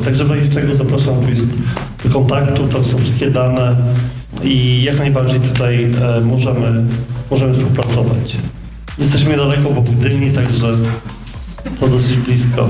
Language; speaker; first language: Polish; native; Polish